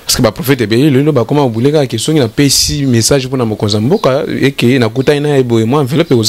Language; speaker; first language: French; non-native, local second language; Lingala